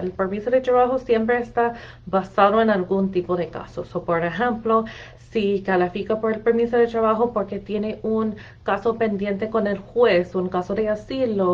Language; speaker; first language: Spanish; non-native, fluent; English